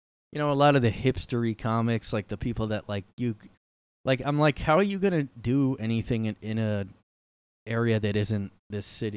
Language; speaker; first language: English; native; English